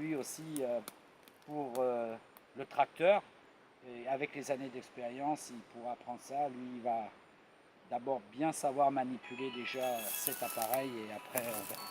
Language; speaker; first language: French; native; French